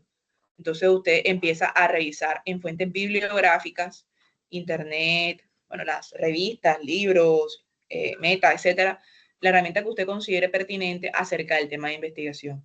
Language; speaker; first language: Spanish; native; Spanish